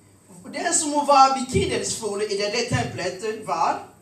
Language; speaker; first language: Swedish; non-native, fluent; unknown